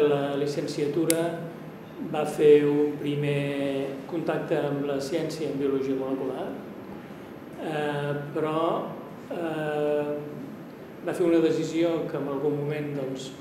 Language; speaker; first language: Catalan; native; Catalan